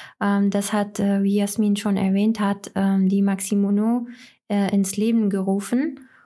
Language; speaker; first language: German; non-native, fluent; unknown